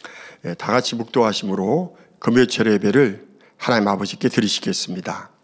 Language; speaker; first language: Korean; native; Korean